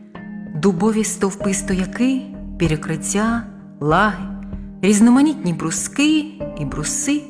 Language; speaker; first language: Ukrainian; native; Ukrainian